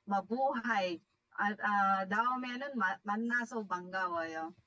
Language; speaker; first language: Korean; non-native, learner; Filipino